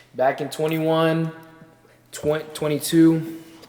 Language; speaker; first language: English; native; English